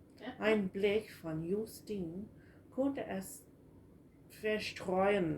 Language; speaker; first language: German; non-native, learner; English